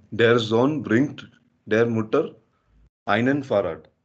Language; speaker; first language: German; non-native, learner; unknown